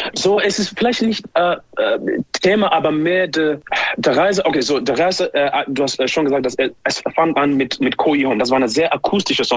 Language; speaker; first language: German; non-native, fluent; English